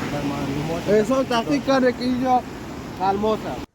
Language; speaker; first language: Persian; native; Persian